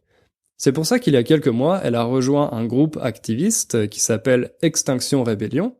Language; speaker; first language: French; native; French